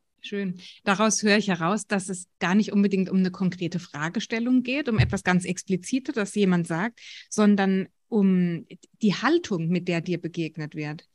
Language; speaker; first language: German; native; German